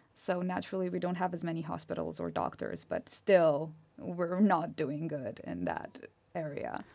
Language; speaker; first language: English; non-native, fluent; Romanian